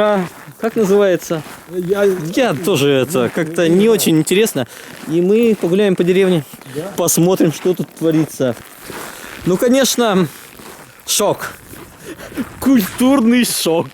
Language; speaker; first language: Russian; native; Russian